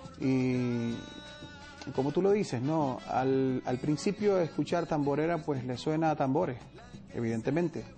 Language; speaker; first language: Spanish; native; Spanish